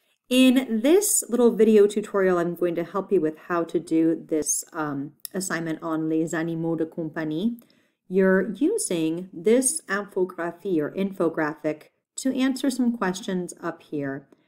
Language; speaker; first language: English; native; English